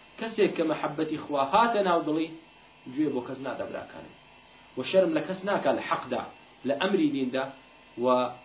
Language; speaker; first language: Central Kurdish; native; Central Kurdish